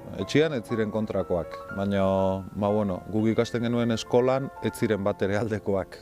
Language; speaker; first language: Basque; non-native, local second language; Spanish